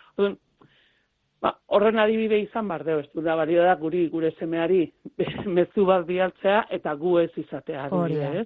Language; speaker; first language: Basque; native; Basque